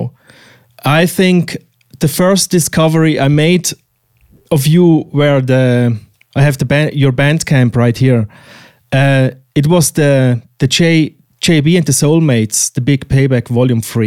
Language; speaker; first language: English; non-native, fluent; Swiss German